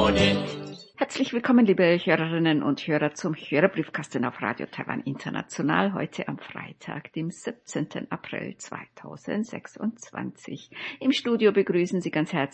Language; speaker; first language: German; native; German